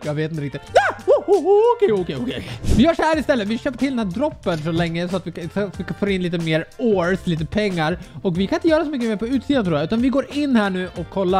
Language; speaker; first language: Swedish; native; Swedish